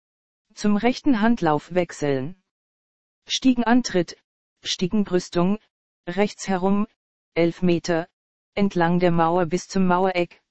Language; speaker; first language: German; native; German